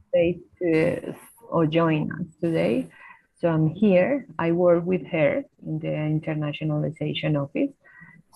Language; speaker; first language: English; non-native, fluent; Spanish